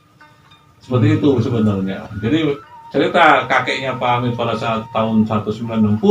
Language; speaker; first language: Indonesian; native; Indonesian